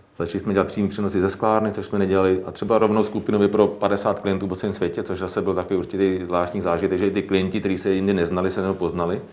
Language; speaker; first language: Czech; native; Czech